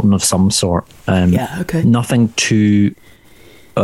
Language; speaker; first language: English; native; English